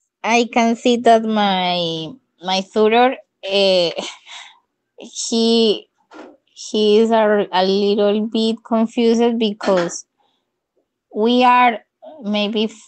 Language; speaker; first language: English; non-native, learner; Spanish